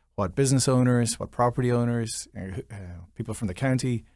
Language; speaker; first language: English; native; English